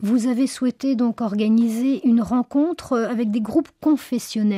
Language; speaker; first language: French; native; French